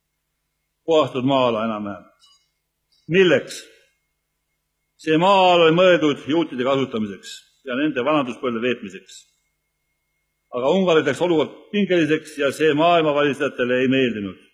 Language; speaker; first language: Estonian; native; Estonian